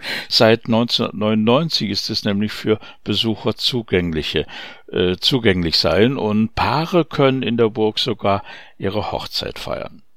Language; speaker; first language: German; native; German